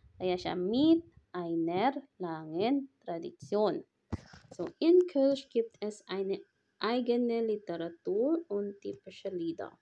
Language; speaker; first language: German; non-native, fluent; Filipino